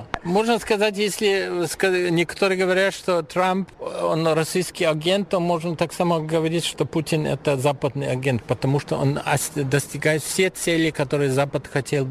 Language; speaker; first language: Russian; non-native, fluent; German